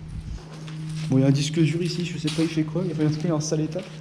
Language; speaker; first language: French; native; French